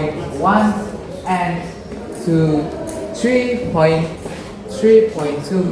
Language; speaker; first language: English; non-native, learner; Indonesian